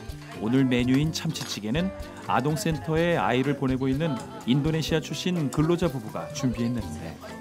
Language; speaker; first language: Korean; native; Korean